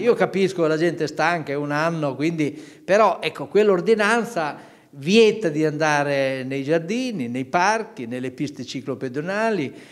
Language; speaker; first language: Italian; native; Italian